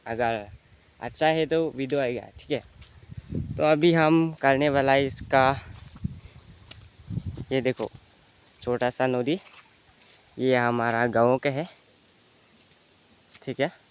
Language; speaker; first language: Hindi; non-native, local second language; Karbi